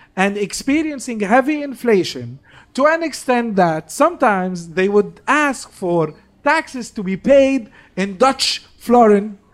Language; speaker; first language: English; non-native, fluent; Arabic